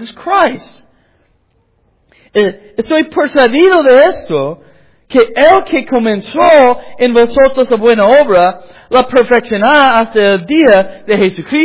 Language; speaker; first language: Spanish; non-native, learner; English